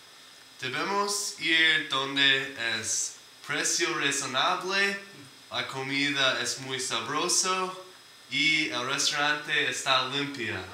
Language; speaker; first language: Spanish; non-native, learner; English